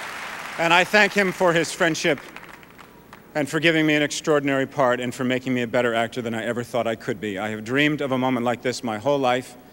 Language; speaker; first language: English; native; English